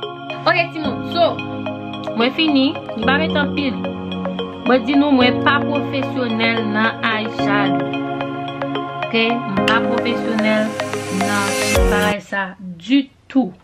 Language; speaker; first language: French; non-native, learner; Haitian Creole